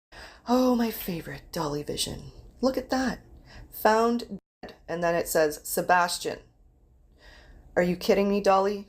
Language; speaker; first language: English; native; English